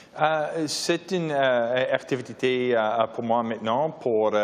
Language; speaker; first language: French; non-native, local second language; English